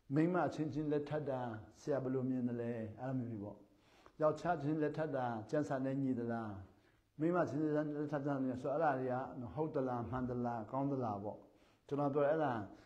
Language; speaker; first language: Burmese; non-native, local second language; Hakha Chin